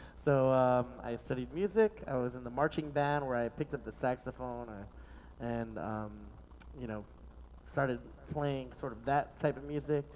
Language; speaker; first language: English; native; English